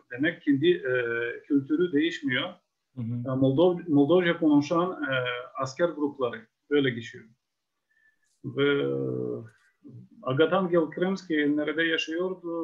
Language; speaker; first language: Turkish; non-native, fluent; Ukrainian